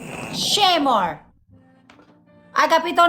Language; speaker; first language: Italian; non-native, learner; Thai